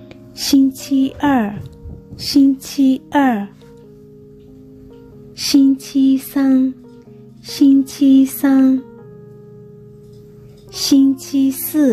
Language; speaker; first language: Chinese; non-native, fluent; Burmese